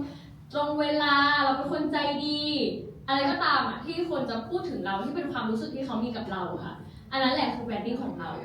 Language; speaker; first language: Thai; native; Thai